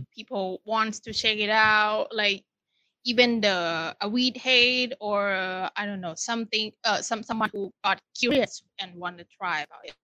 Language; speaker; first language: English; non-native, fluent; Thai